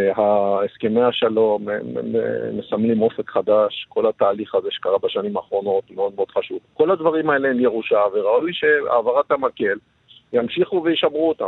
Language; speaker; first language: Hebrew; native; Hebrew